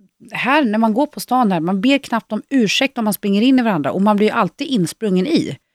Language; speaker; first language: Swedish; native; Swedish